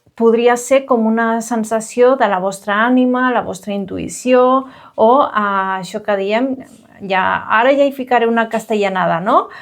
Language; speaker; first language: Catalan; non-native, local second language; Spanish